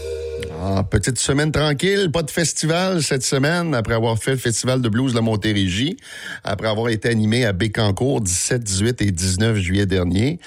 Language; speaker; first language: French; native; French